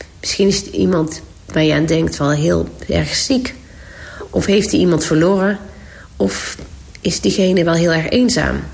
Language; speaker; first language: Dutch; native; Dutch